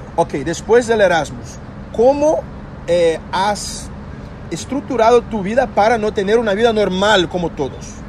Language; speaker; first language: Spanish; non-native, fluent; Portuguese